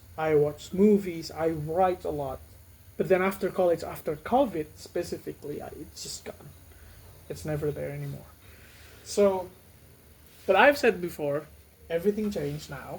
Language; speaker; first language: English; non-native, fluent; Indonesian